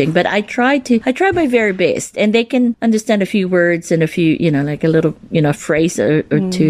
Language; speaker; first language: English; non-native, local second language; Cebuano